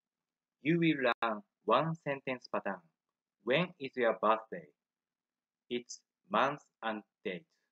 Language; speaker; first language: English; non-native, fluent; Japanese